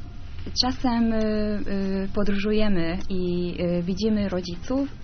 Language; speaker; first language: Polish; non-native, learner; Hungarian